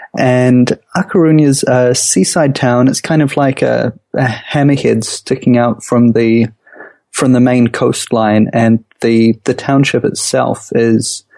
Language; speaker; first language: English; native; English